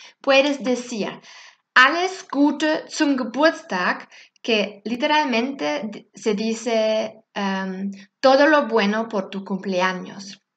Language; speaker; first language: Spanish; non-native, fluent; German